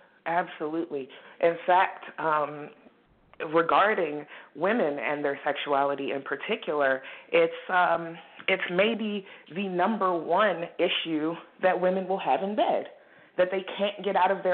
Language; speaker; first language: English; native; English